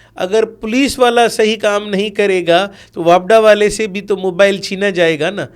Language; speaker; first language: Urdu; non-native, local second language; Sindhi